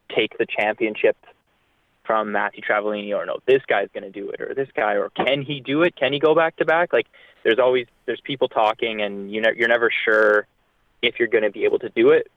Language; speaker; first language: English; native; English